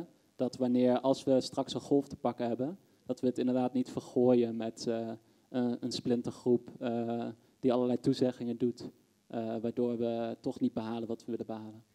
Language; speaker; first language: Dutch; native; Dutch